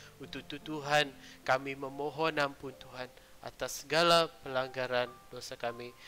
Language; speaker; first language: Malay; non-native, local second language; Iban